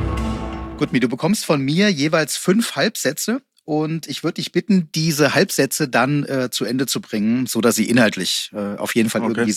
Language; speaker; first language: German; native; German